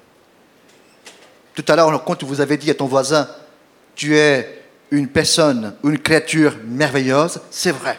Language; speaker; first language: French; non-native, fluent; Portuguese